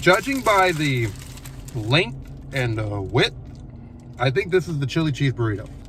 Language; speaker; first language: English; native; English